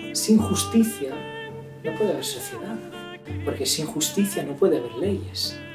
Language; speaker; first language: Spanish; non-native, fluent; Italian